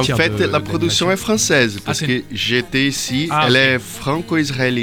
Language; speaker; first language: French; non-native, fluent; Portuguese